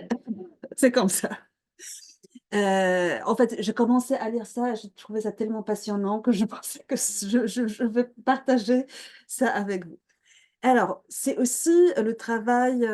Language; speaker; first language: French; non-native, fluent; Polish